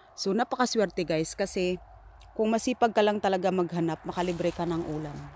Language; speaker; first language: Filipino; non-native, local second language; Cebuano